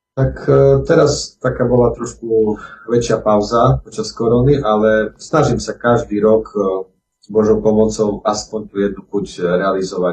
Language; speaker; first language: Slovak; native; Slovak